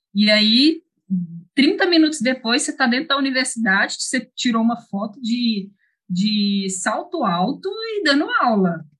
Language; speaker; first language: Portuguese; native; Portuguese